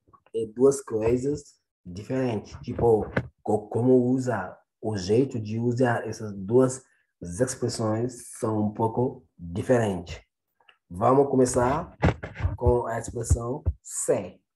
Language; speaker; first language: Portuguese; non-native, fluent; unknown